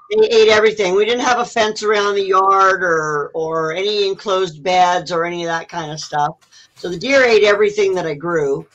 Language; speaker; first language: English; native; English